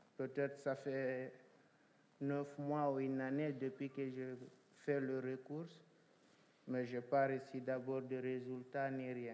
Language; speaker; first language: French; non-native, local second language; Fula